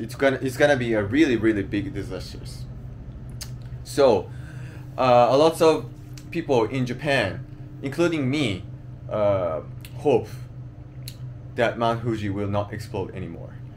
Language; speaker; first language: English; non-native, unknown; Japanese